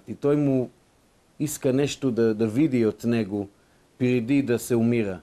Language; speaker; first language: Bulgarian; non-native, fluent; Hebrew